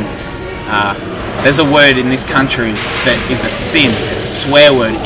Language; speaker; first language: English; native; English